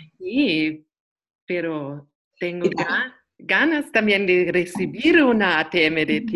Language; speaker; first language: Spanish; non-native, learner; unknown